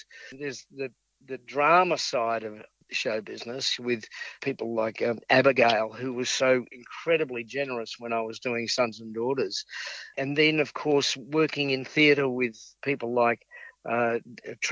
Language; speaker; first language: English; native; English